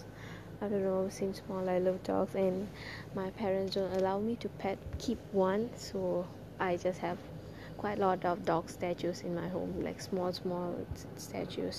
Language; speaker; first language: English; non-native, local second language; Tamil